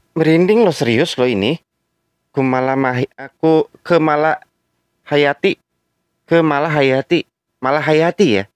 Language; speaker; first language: Indonesian; native; Indonesian